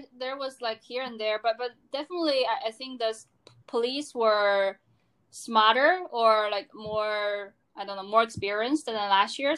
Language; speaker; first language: English; non-native, fluent; Chinese